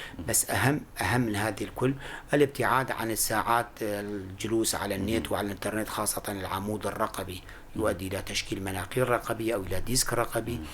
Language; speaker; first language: Arabic; non-native, local second language; Kurdish